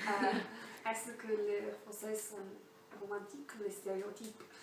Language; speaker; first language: French; non-native, learner; English